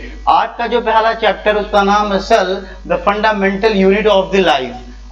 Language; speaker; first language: Hindi; native; Hindi